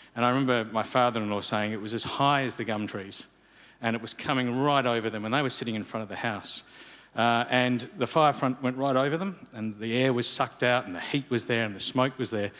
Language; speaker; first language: English; native; English